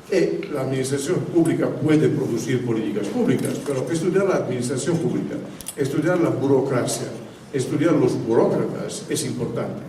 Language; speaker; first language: Spanish; non-native, fluent; Italian